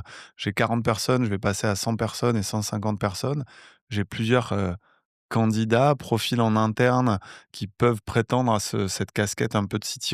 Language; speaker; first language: French; native; French